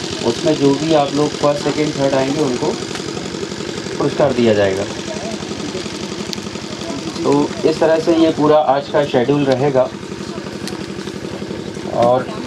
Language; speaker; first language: Hindi; native; Hindi